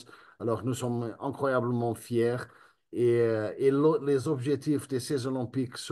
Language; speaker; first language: French; non-native, fluent; Spanish